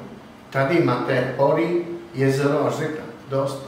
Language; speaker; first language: Czech; non-native, learner; Italian